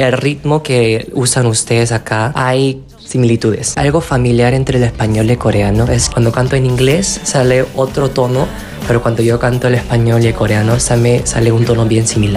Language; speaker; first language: Spanish; non-native, fluent; Korean